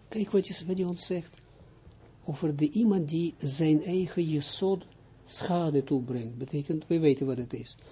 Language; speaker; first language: Dutch; non-native, fluent; Hebrew